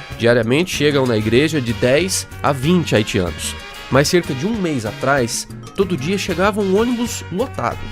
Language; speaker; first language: Portuguese; native; Portuguese